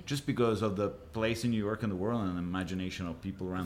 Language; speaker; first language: English; non-native, fluent; Italian